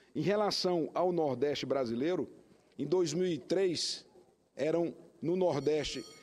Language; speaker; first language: Portuguese; native; Portuguese